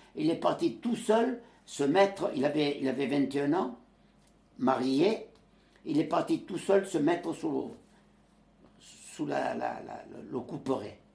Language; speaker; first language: French; native; French